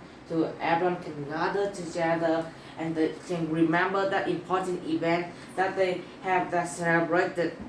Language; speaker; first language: English; non-native, learner; Vietnamese